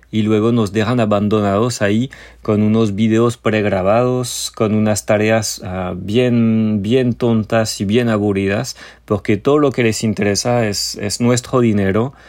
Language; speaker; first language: Spanish; non-native, fluent; French